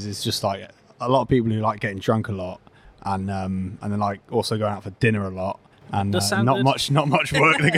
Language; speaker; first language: English; native; English